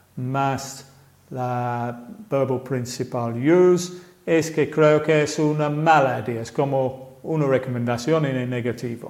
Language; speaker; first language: Spanish; non-native, fluent; English